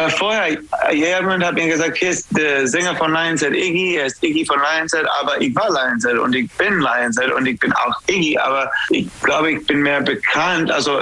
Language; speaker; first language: German; non-native, learner; English